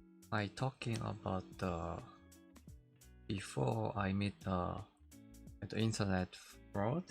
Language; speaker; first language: English; non-native, learner; Korean